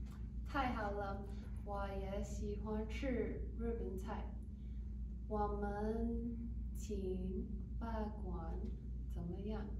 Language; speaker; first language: Chinese; non-native, learner; English